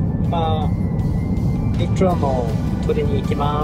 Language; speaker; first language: Japanese; non-native, fluent; Swedish